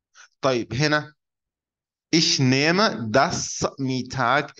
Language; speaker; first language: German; non-native, fluent; Arabic